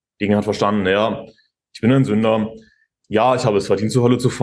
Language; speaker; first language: German; native; German